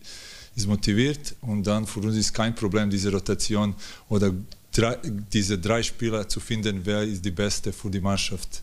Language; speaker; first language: German; non-native, learner; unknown